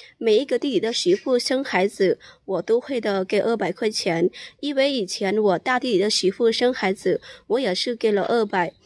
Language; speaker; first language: Chinese; non-native, fluent; Lao